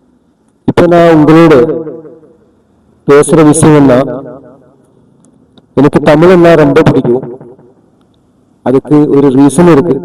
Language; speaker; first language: Tamil; non-native, learner; Malayalam